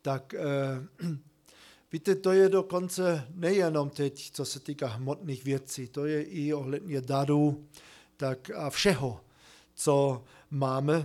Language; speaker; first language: Czech; non-native, fluent; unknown